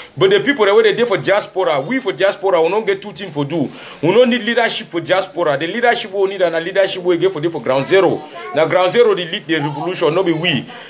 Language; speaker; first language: Nigerian Pidgin; native; Nigerian Pidgin